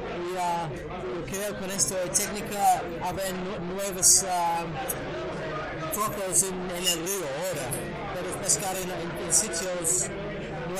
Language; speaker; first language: Spanish; non-native, learner; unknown